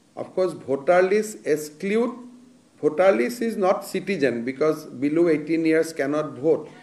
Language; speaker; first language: English; non-native, local second language; Assamese